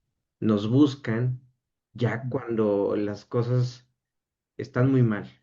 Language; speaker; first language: Spanish; native; Spanish